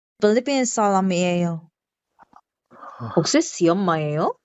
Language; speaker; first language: Korean; non-native, learner; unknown